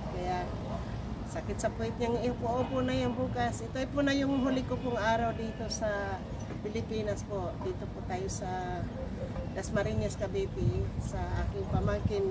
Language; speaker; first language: Filipino; non-native, local second language; Cebuano